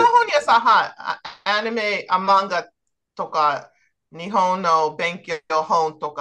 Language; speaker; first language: Japanese; non-native, learner; English